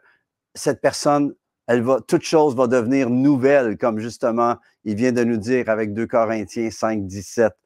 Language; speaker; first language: French; native; French